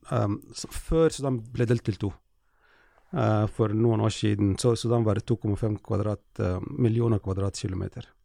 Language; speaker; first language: Norwegian; non-native, fluent; Arabic